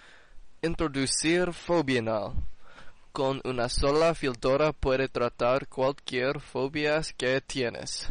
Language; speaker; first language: Spanish; non-native, learner; English